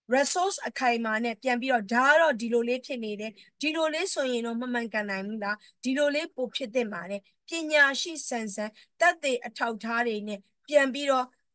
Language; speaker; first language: Burmese; native; Burmese